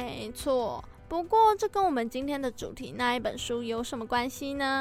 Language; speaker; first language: Chinese; native; Chinese